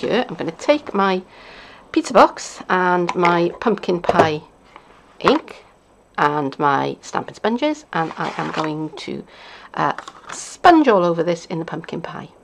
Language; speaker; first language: English; native; English